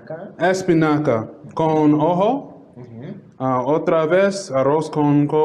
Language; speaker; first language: Spanish; non-native, learner; English